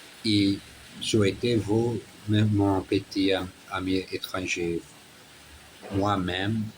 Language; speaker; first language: French; non-native, learner; Portuguese